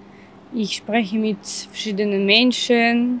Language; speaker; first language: German; non-native, learner; Ukrainian